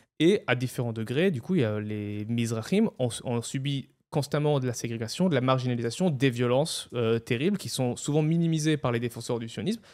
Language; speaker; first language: French; non-native, fluent; Hebrew